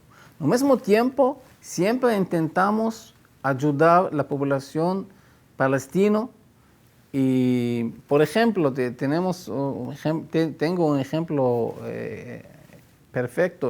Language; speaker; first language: Spanish; non-native, fluent; Hebrew